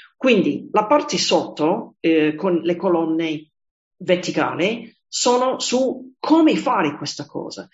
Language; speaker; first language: Italian; non-native, fluent; English